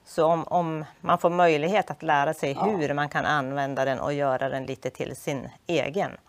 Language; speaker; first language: Swedish; native; Swedish